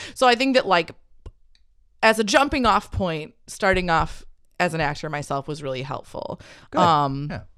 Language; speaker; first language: English; native; English